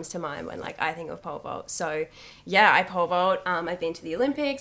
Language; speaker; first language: English; native; English